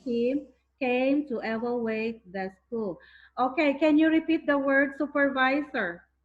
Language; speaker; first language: English; non-native, fluent; Thai